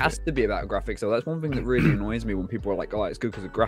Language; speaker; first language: English; native; English